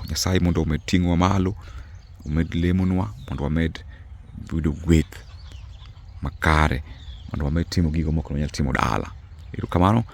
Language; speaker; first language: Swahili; non-native, local second language; Luo (Kenya and Tanzania)